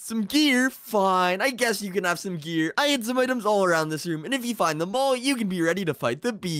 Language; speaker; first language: English; native; English